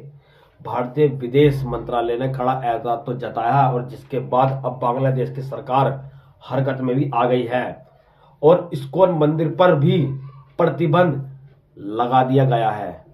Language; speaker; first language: Hindi; native; Hindi